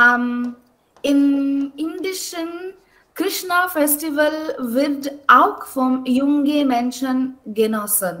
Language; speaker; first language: German; non-native, learner; Hindi